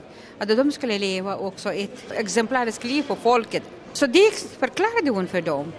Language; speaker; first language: Swedish; non-native, local second language; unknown